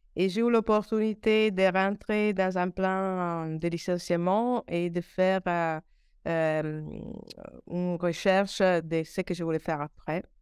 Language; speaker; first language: French; non-native, fluent; Italian